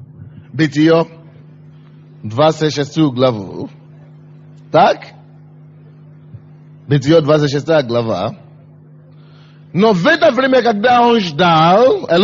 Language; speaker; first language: Russian; non-native, fluent; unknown